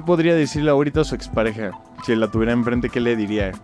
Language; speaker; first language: Spanish; native; Spanish